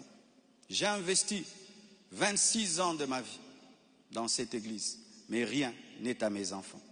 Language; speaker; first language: French; non-native, local second language; Lingala